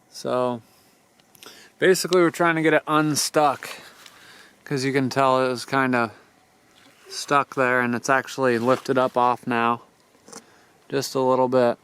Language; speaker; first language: English; native; English